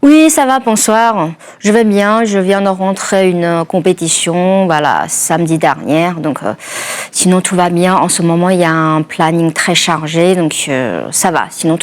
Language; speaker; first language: French; non-native, fluent; Chinese